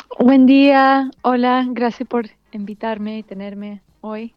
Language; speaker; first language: Spanish; early bilingual, heritage; Spanish